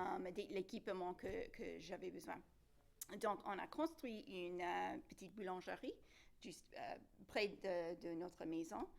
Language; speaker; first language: French; non-native, local second language; English